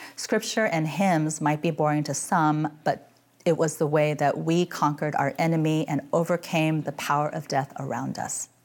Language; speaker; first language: English; native; English